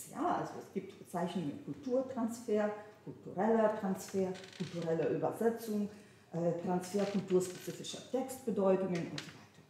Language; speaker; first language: German; non-native, fluent; Ukrainian